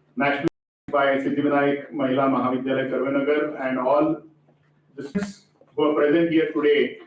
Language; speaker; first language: English; non-native, local second language; Marathi